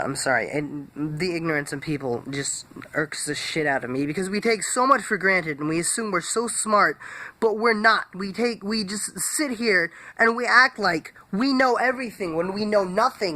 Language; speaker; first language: English; native; English